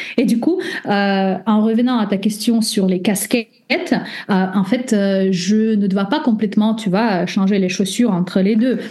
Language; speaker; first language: French; non-native, fluent; Russian